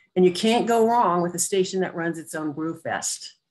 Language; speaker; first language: English; native; English